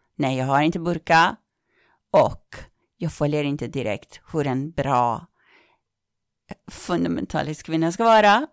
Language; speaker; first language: Swedish; non-native, fluent; Persian